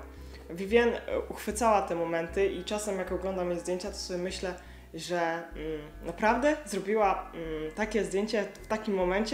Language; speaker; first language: Polish; native; Polish